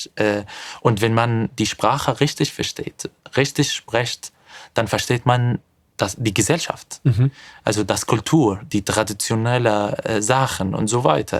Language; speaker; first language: German; non-native, fluent; Arabic